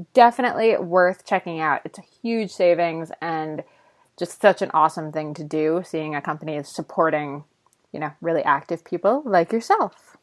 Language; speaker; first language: English; native; English